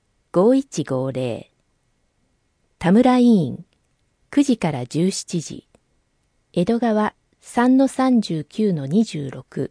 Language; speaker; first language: Japanese; native; Japanese